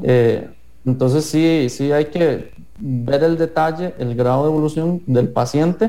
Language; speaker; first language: Spanish; native; Spanish